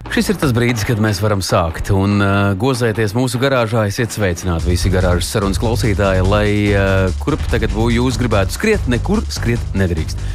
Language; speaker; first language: Latvian; native; Latvian